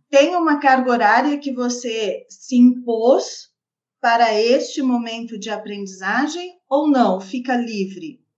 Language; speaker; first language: Portuguese; native; Portuguese